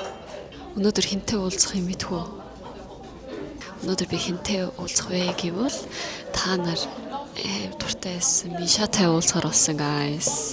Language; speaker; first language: Mongolian; early bilingual, heritage; Korean